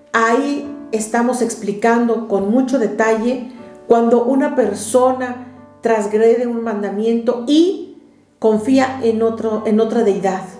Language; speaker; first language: Spanish; native; Spanish